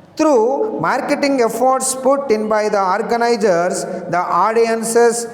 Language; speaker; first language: English; non-native, local second language; Telugu